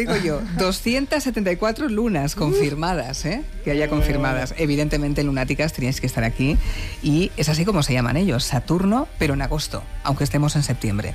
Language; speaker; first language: Spanish; native; Spanish